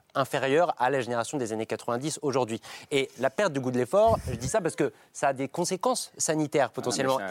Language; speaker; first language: French; native; French